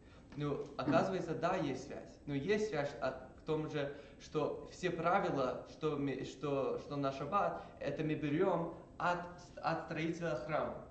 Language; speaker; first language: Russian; early bilingual, heritage; English